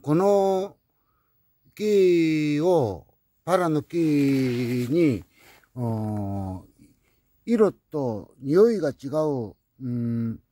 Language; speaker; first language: Japanese; non-native, learner; Korean